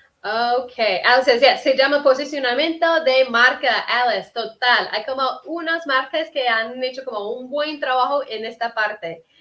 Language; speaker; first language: Spanish; early bilingual, heritage; Spanish